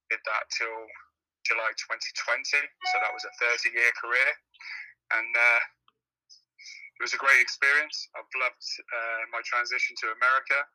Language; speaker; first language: English; native; English